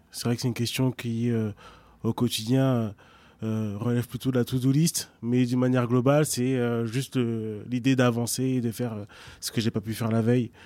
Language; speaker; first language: French; early bilingual, other home language; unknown